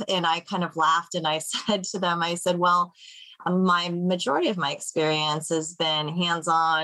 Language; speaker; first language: English; native; English